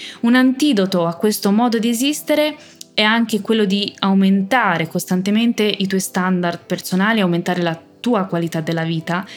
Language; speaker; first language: Italian; native; Italian